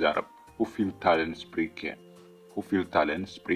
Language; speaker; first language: Dutch; non-native, fluent; Tigrinya